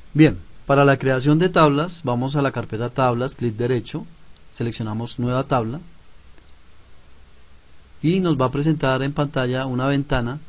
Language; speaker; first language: Spanish; native; Spanish